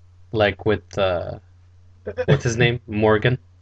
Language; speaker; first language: English; early bilingual, other home language; Spanish